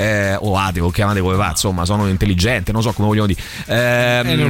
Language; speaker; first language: Italian; native; Italian